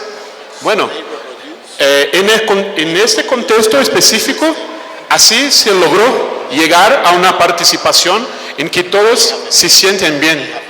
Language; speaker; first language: Spanish; non-native, fluent; Portuguese